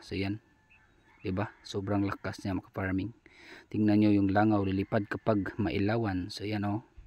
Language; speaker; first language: Filipino; non-native, local second language; Cebuano